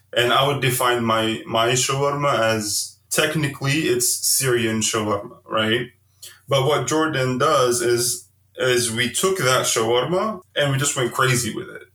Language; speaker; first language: English; early bilingual, heritage; Arabic